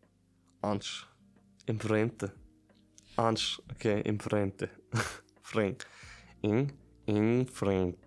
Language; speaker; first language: Portuguese; non-native, learner; French